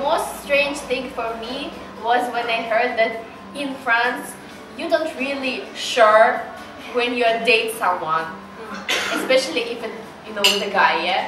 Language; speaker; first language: English; non-native, learner; Russian